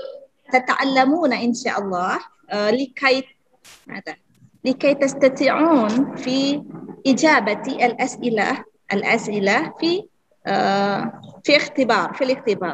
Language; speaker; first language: Arabic; non-native, fluent; Indonesian